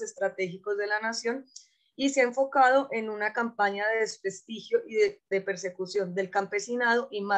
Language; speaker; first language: Spanish; native; Spanish